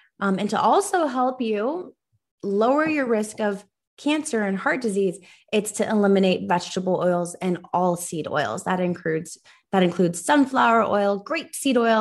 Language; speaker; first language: English; native; English